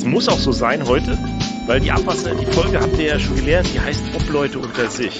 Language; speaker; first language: German; native; German